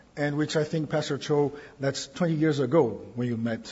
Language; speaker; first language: English; non-native, fluent; Chinese